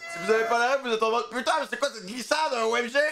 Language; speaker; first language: French; native; French